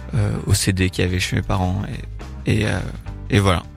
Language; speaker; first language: French; native; French